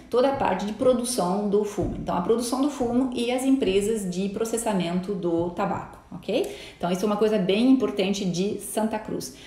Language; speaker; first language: Portuguese; non-native, fluent; French